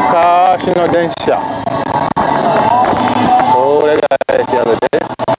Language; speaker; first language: Japanese; non-native, learner; Swahili